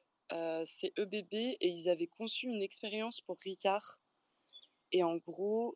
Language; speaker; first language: French; native; French